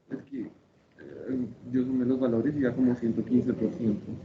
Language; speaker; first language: Spanish; native; Spanish